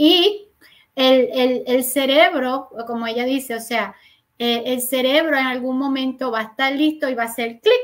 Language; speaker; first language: Spanish; native; Spanish